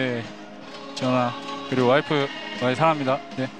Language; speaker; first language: Korean; native; Korean